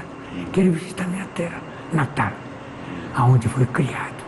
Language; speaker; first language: Portuguese; non-native, learner; Korean